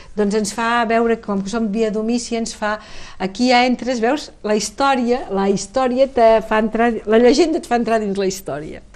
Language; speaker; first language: Catalan; native; Catalan